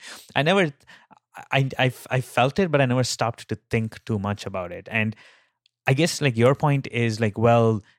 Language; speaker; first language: English; non-native, local second language; Tamil